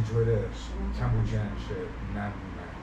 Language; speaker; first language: Chinese; non-native, learner; English